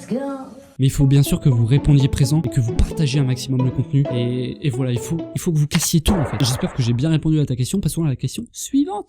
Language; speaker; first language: French; native; French